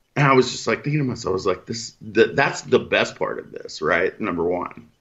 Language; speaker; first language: English; native; English